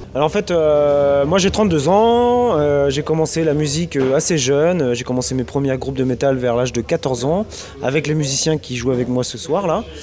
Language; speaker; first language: French; native; French